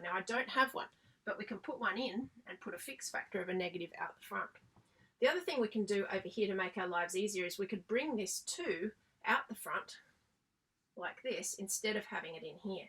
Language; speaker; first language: English; native; English